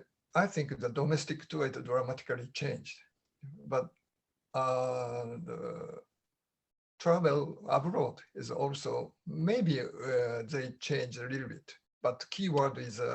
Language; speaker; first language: English; non-native, learner; Japanese